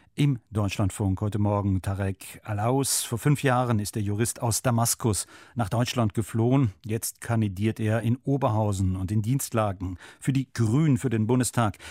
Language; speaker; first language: German; native; German